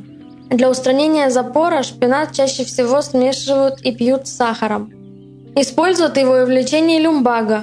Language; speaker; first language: Russian; native; Russian